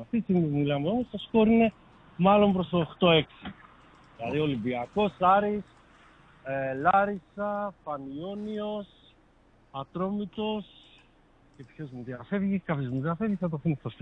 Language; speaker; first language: Greek; native; Greek